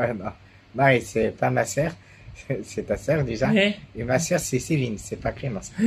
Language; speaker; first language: French; native; French